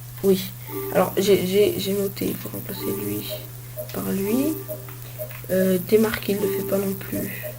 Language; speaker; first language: French; native; French